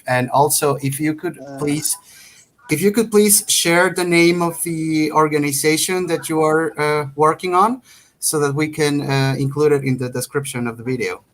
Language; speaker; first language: English; non-native, fluent; Spanish